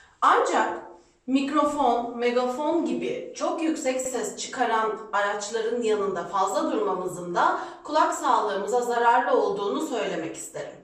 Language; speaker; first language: Turkish; native; Turkish